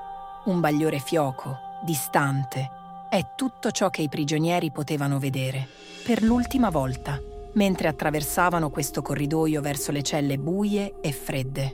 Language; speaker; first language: Italian; native; Italian